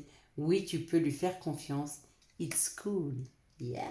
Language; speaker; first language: French; native; French